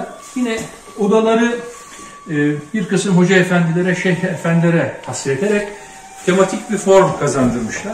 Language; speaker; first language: Turkish; native; Turkish